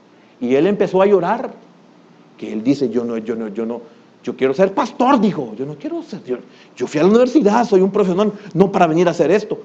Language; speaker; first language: Spanish; native; Spanish